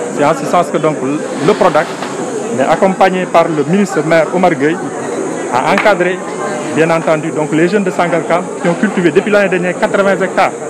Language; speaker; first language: French; non-native, local second language; Wolof